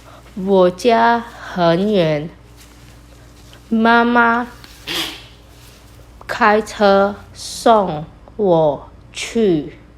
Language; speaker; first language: Chinese; non-native, fluent; Indonesian